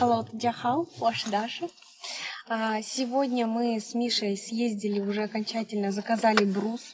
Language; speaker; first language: Russian; native; Russian